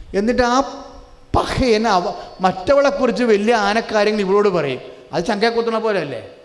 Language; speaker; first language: Malayalam; native; Malayalam